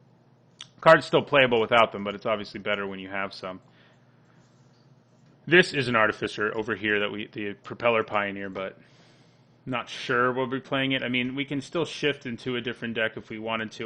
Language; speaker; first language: English; native; English